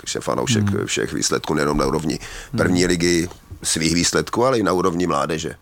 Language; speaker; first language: Czech; native; Czech